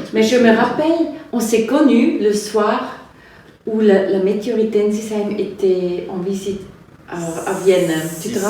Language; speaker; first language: French; non-native, fluent; German